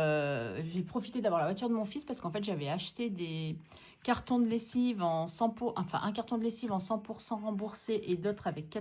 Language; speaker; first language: French; native; French